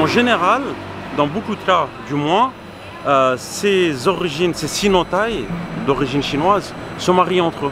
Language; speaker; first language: French; native; French